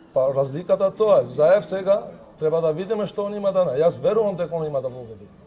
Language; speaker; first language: Macedonian; non-native, local second language; Albanian